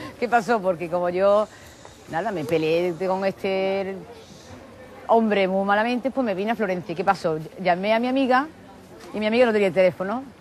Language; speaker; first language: Spanish; native; Spanish